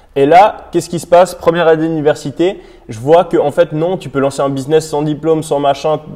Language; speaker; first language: French; native; French